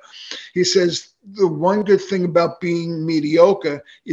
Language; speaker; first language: English; native; English